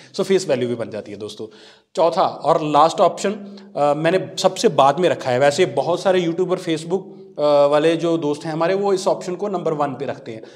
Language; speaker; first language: Hindi; non-native, local second language; Punjabi